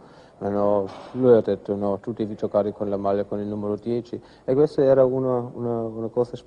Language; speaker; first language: Italian; non-native, fluent; German